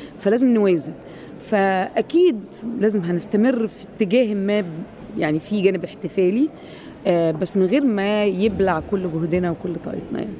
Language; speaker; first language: Arabic; native; Arabic